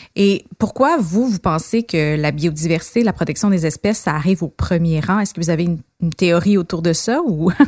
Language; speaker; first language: French; native; French